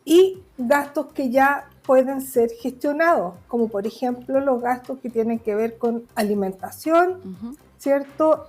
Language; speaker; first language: Spanish; native; Spanish